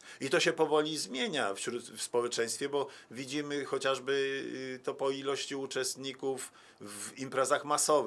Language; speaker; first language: Polish; native; Polish